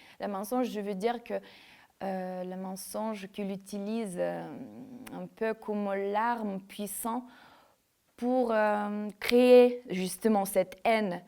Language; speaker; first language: French; non-native, fluent; Ukrainian